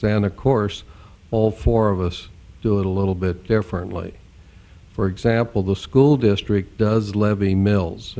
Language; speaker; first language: English; native; English